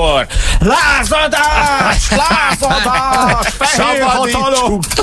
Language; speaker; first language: Hungarian; native; Hungarian